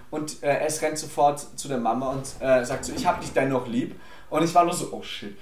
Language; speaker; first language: German; early bilingual, other home language; Polish